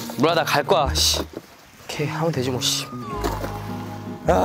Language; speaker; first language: Korean; native; Korean